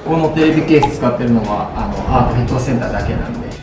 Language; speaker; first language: Japanese; native; Japanese